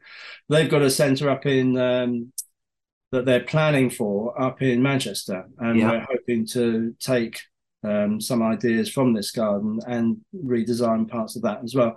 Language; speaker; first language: English; native; English